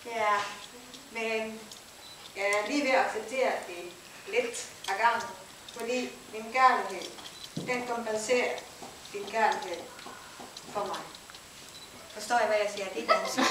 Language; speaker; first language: Danish; non-native, learner; Filipino